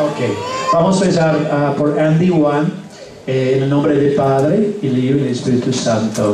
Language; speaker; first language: Spanish; non-native, learner; English